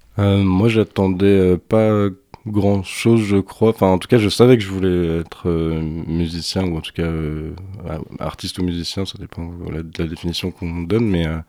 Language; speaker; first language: French; native; French